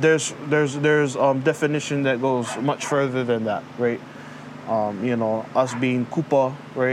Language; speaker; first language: English; early bilingual, other home language; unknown